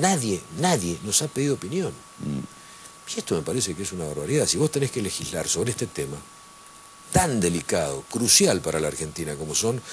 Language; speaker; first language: Spanish; native; Spanish